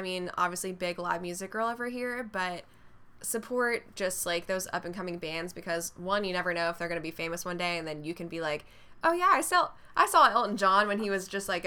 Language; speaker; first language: English; native; English